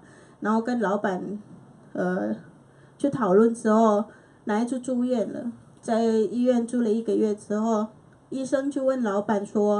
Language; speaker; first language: Chinese; non-native, fluent; Indonesian